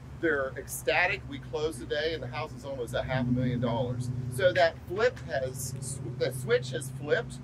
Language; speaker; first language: English; native; English